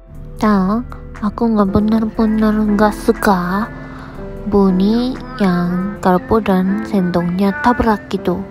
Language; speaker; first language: Indonesian; non-native, learner; Japanese